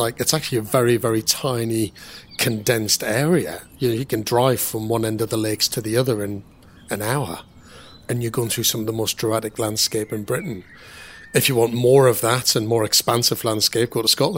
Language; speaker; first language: English; native; English